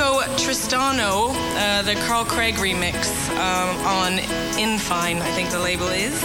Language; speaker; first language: English; native; English